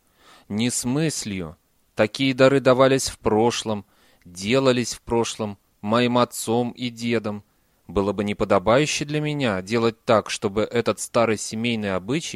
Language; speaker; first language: Russian; native; Russian